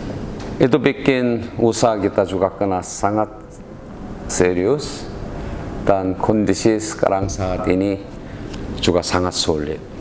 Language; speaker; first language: Indonesian; non-native, learner; Korean